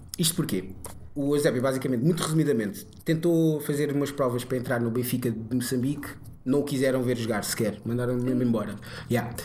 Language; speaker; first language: Portuguese; early bilingual, other home language; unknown